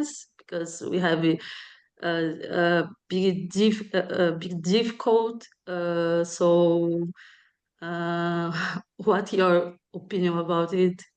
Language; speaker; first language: English; non-native, learner; Portuguese